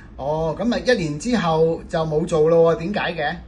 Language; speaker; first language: Cantonese; native; Cantonese